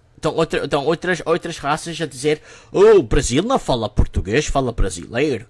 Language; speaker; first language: Portuguese; non-native, learner; English